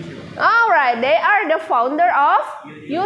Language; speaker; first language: English; non-native, fluent; Indonesian